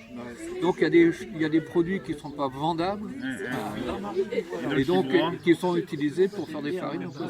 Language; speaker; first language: French; native; French